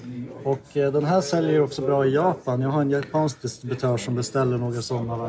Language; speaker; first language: Swedish; native; Swedish